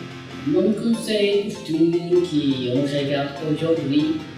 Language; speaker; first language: French; non-native, learner; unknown